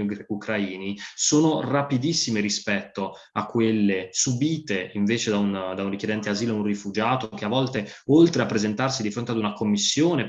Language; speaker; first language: Italian; native; Italian